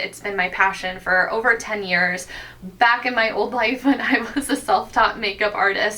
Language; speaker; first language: English; native; English